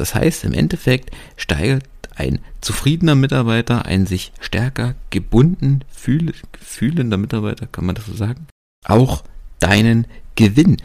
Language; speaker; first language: German; native; German